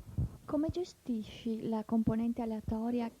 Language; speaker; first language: Italian; native; Italian